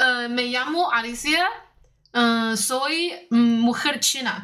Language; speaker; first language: Spanish; non-native, learner; Chinese